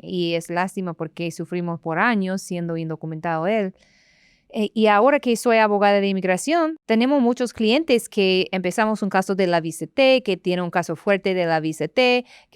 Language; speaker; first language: Spanish; non-native, fluent; English